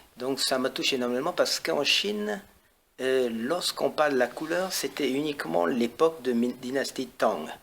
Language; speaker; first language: French; non-native, fluent; Chinese